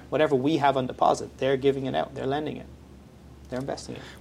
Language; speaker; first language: English; native; English